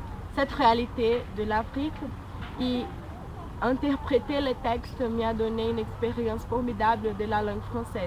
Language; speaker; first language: French; non-native, learner; Portuguese